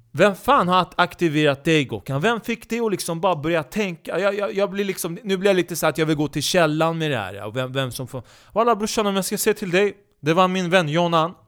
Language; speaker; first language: Swedish; early bilingual, other home language; Turkish